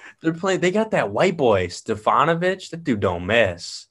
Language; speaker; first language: English; native; English